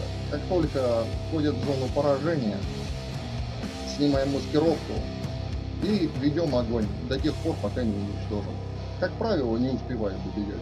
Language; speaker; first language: Russian; native; Russian